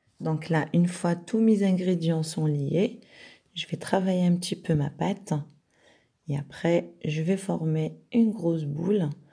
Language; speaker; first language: French; non-native, local second language; Arabic